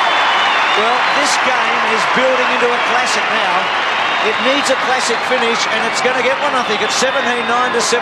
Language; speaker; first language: English; native; English